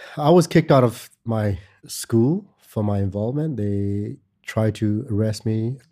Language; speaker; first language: English; non-native, fluent; Burmese